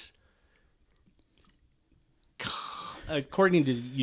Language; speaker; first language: English; native; English